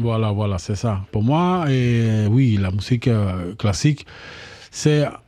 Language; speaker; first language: French; non-native, learner; Spanish